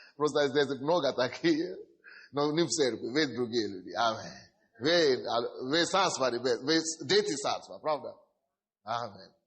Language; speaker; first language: Russian; non-native, fluent; Yoruba